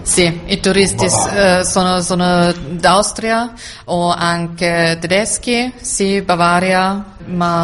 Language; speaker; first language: Italian; non-native, learner; German